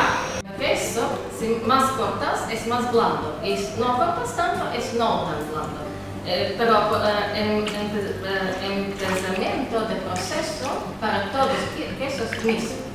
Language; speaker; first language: Spanish; non-native, learner; Latvian